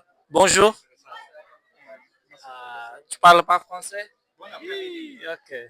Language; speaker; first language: French; non-native, fluent; Portuguese